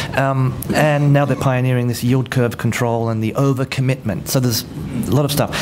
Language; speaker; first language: English; native; English